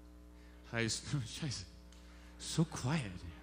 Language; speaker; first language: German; non-native, learner; English